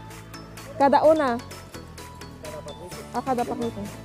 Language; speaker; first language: Spanish; non-native, learner; Filipino